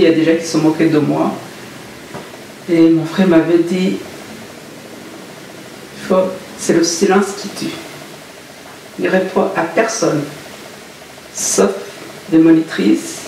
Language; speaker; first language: French; non-native, local second language; Kinyarwanda